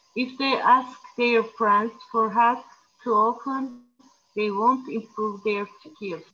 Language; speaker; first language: English; non-native, learner; Turkish